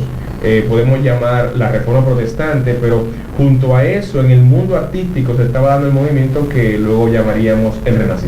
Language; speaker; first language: Spanish; native; Spanish